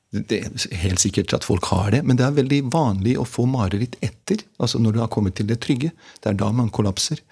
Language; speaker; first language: Norwegian; non-native, fluent; Bosnian